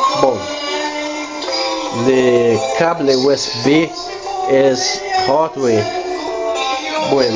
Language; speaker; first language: French; non-native, learner; Spanish